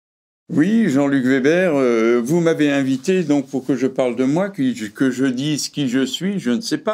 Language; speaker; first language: French; native; French